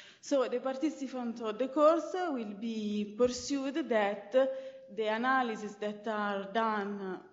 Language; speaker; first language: English; non-native, fluent; Italian